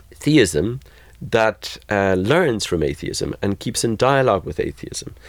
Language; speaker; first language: English; native; English